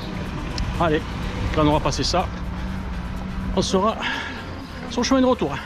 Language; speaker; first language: French; native; French